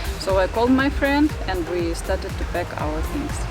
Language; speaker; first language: English; non-native, fluent; Russian